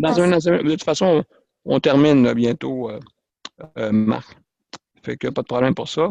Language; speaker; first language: French; native; French